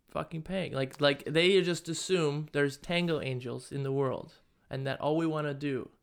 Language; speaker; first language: English; native; English